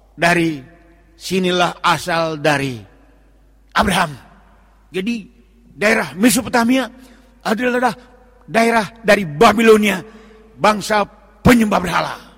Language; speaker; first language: Indonesian; non-native, local second language; Batak Toba